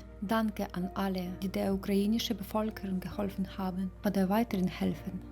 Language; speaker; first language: German; non-native, learner; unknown